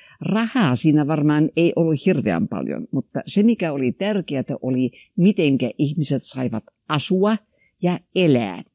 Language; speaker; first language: Finnish; non-native, local second language; Swedish